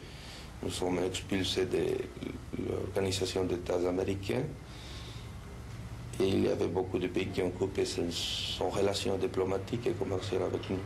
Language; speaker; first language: French; non-native, learner; Spanish